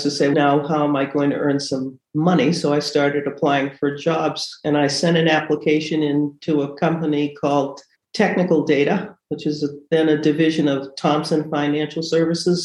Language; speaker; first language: English; native; English